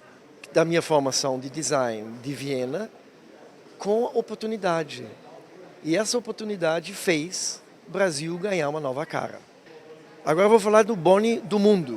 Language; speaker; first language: Portuguese; non-native, fluent; German